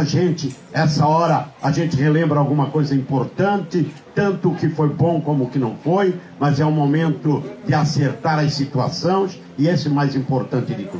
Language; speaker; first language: Portuguese; native; Portuguese